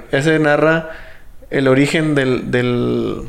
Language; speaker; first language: Spanish; native; Spanish